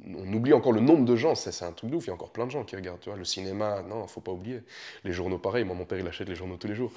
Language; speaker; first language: French; early bilingual, other home language; Romanian